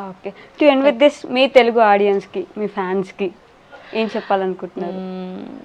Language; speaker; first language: Telugu; native; Telugu